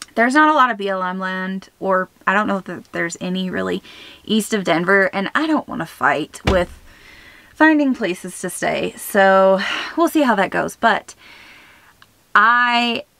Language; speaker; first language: English; native; English